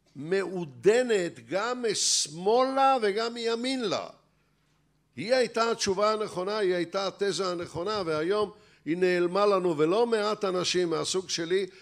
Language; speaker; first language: Hebrew; native; Hebrew